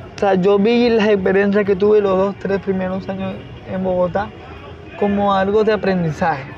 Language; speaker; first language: Spanish; native; Spanish